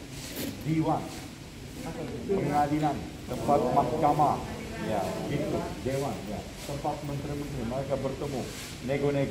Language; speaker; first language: Indonesian; non-native, fluent; Turkish